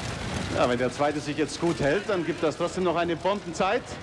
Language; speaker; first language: German; native; German